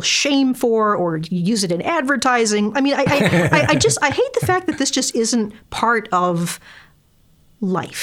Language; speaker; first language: English; native; English